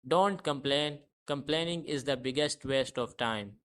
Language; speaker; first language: English; non-native, local second language; Urdu